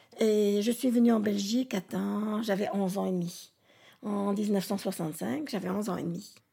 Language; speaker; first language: French; early bilingual, other home language; Arabic